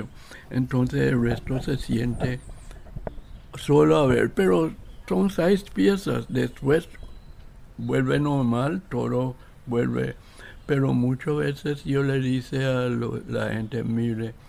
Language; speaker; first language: Spanish; non-native, local second language; English